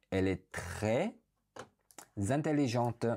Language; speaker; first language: French; non-native, fluent; Korean